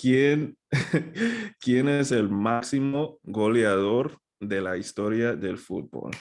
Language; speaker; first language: Spanish; non-native, fluent; English